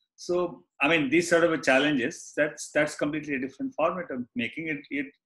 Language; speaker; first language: English; non-native, local second language; Tamil